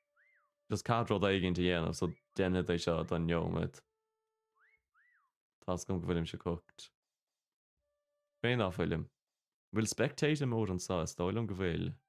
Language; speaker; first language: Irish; non-native, local second language; English